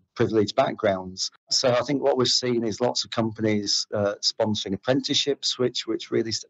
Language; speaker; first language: English; native; English